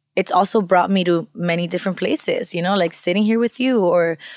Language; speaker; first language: English; non-native, fluent; Spanish